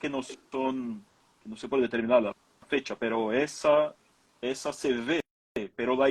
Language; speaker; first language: Spanish; non-native, fluent; Portuguese